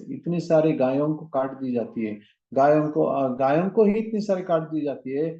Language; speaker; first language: Hindi; non-native, local second language; Kannada